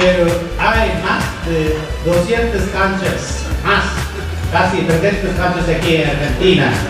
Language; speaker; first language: Spanish; non-native, learner; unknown